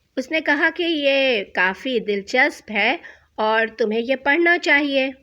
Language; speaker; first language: Urdu; native; Urdu